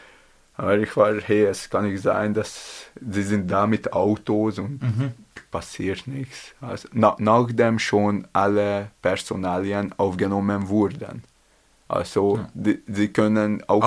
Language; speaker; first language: German; non-native, learner; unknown